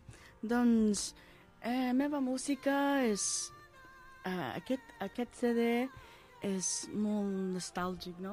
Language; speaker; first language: Catalan; non-native, learner; English